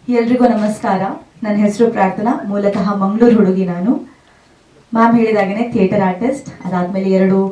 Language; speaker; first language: Kannada; non-native, local second language; Tulu